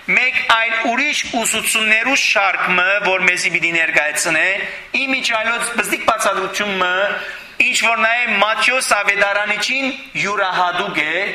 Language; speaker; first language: Armenian; early bilingual, heritage; Armenian